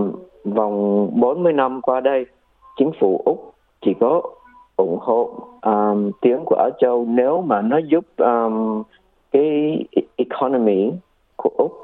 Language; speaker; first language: Vietnamese; early bilingual, heritage; Vietnamese